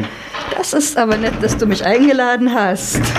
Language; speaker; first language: German; native; German